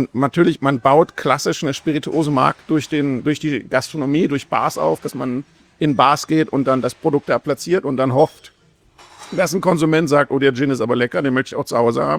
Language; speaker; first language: German; native; German